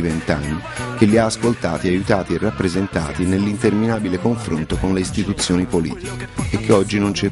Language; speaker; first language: Italian; native; Italian